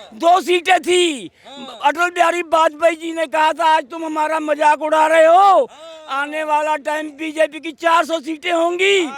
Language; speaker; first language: Hindi; native; Hindi